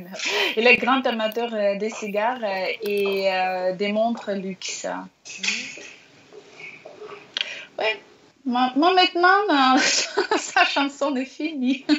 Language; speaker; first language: French; non-native, learner; Russian